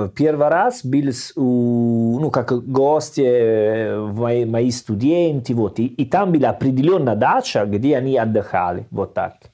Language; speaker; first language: Russian; non-native, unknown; Italian